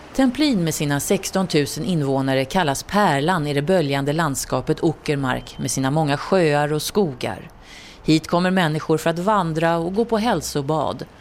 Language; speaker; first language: Swedish; native; Swedish